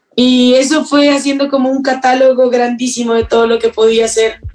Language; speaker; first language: Spanish; native; Spanish